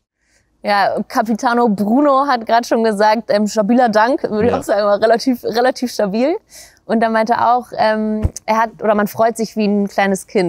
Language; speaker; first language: German; native; German